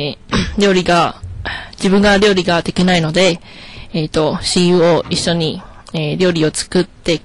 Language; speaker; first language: Japanese; non-native, learner; Chinese